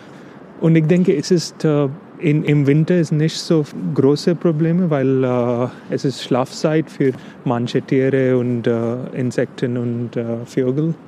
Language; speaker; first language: German; non-native, fluent; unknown